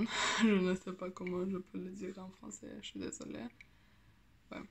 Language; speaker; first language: French; non-native, learner; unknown